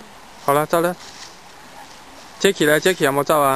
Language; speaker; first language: Cantonese; native; Cantonese